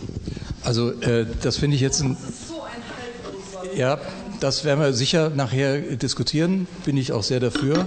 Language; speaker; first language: German; native; German